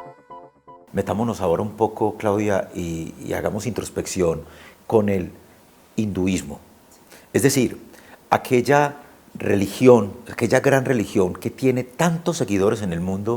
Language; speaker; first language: Spanish; native; Spanish